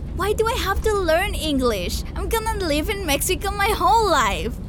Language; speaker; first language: English; early bilingual, other home language; Spanish